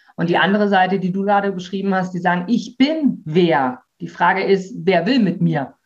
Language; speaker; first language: German; native; German